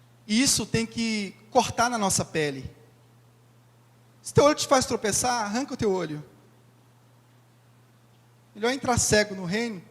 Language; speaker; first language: Portuguese; native; Portuguese